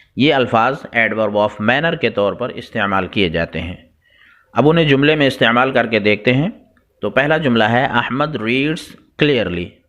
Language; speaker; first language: Urdu; native; Urdu